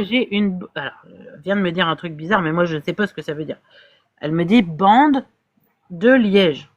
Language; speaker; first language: French; native; French